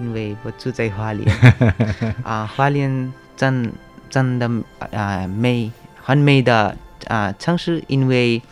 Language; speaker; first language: Chinese; non-native, learner; Nepali